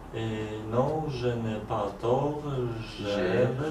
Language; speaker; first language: French; non-native, learner; Polish